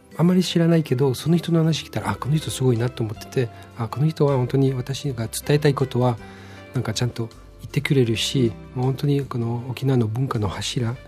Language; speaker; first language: Japanese; non-native, fluent; French